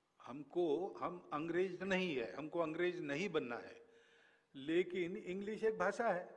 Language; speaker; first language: Hindi; non-native, local second language; Marathi